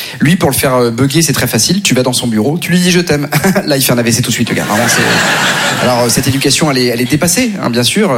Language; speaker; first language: French; native; French